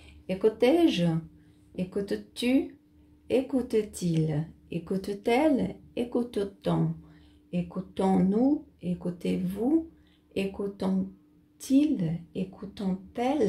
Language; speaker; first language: French; non-native, fluent; Portuguese